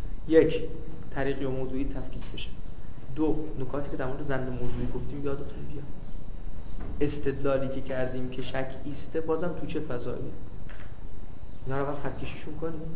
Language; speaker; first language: Persian; native; Persian